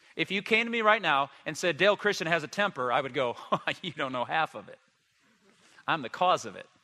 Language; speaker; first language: English; native; English